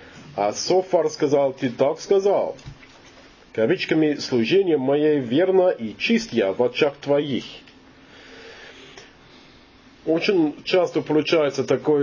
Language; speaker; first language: Russian; non-native, learner; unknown